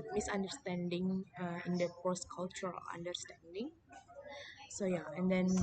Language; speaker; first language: English; non-native, learner; Indonesian